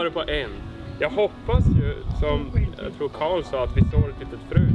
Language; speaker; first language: Swedish; native; Swedish